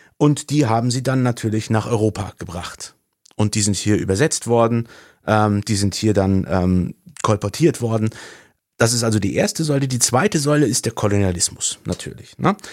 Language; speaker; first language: German; native; German